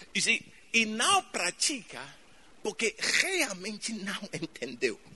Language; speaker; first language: Portuguese; non-native, fluent; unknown